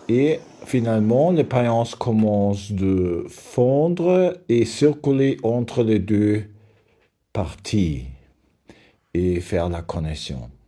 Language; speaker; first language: French; non-native, learner; German